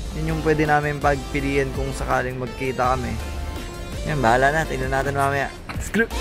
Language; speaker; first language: Filipino; native; Filipino